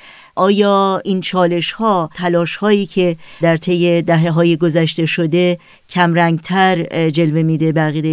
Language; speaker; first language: Persian; native; Persian